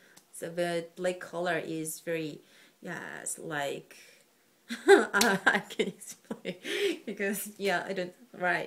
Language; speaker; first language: English; non-native, learner; Korean